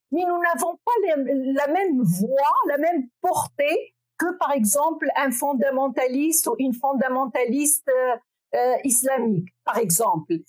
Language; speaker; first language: French; non-native, local second language; Arabic